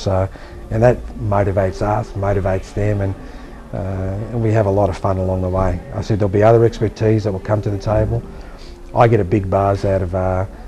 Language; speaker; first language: English; native; English